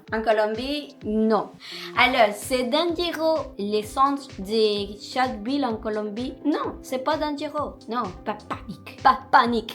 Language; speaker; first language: French; non-native, learner; Spanish